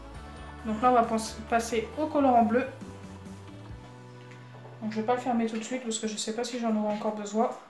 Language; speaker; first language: French; native; French